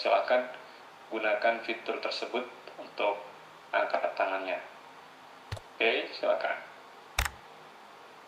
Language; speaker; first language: Malay; native; Malay